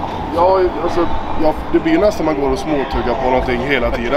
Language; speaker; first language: Swedish; native; Swedish